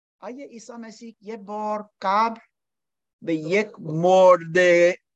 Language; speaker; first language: Persian; non-native, learner; English